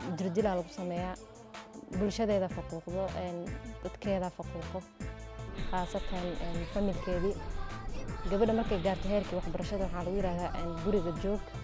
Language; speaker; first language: Somali; native; Somali